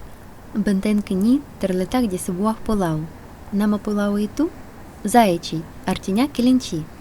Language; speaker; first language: Indonesian; non-native, fluent; Russian